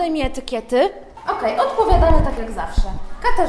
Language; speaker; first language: Polish; native; Polish